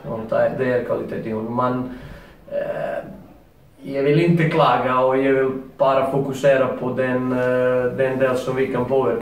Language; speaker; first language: Swedish; non-native, learner; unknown